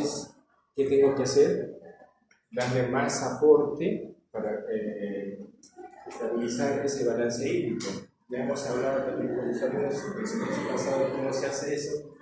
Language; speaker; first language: Spanish; native; Spanish